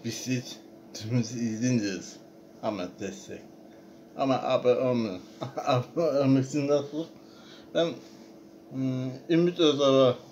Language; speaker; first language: Turkish; non-native, learner; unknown